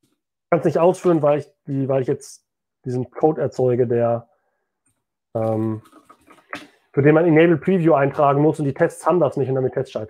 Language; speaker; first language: German; native; German